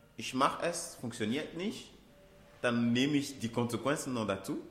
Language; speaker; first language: German; non-native, fluent; Ewe